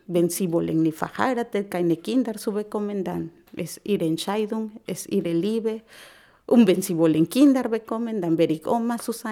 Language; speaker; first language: German; non-native, learner; Spanish